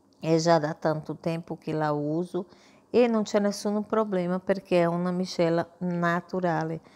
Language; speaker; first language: Italian; non-native, fluent; Portuguese